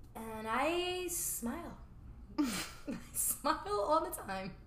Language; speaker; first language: English; early bilingual, other home language; Spanish